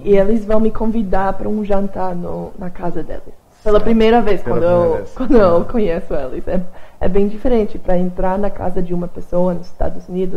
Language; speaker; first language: Portuguese; non-native, fluent; English